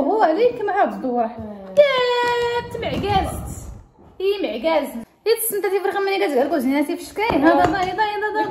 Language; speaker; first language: Arabic; native; Arabic